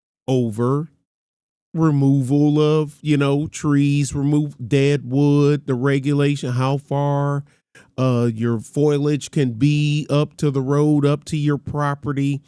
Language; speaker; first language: English; native; English